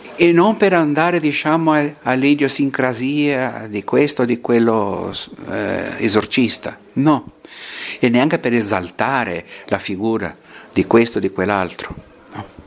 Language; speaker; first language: Italian; non-native, fluent; Portuguese